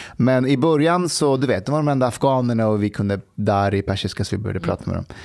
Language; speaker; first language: Swedish; early bilingual, other home language; Persian